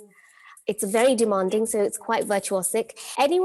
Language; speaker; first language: English; native; English